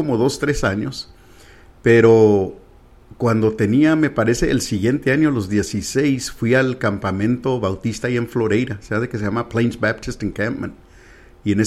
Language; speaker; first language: Spanish; early bilingual, heritage; Spanish